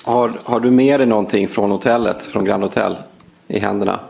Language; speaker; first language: Swedish; native; Swedish